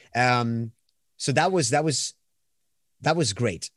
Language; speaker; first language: English; non-native, fluent; Swedish